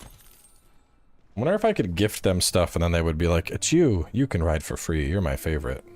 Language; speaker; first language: English; native; English